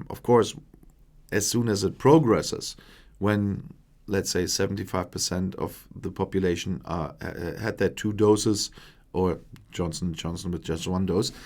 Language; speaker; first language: English; non-native, fluent; German